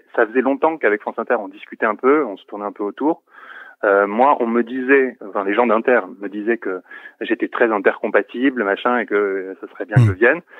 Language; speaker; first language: French; native; French